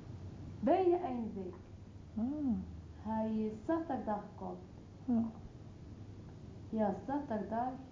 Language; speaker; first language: Dutch; non-native, learner; Arabic